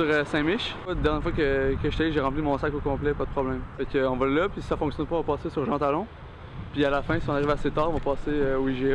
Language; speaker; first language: French; native; French